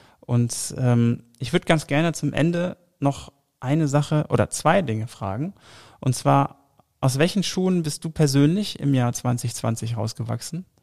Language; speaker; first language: German; native; German